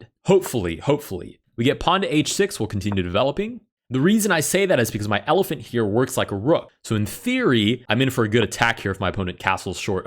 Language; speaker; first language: English; native; English